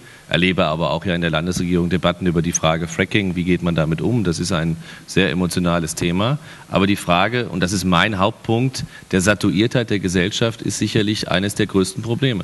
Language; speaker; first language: German; native; German